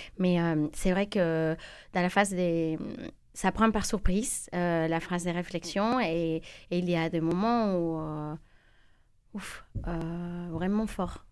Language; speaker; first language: French; non-native, fluent; Spanish